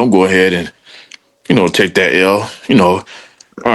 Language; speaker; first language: English; native; English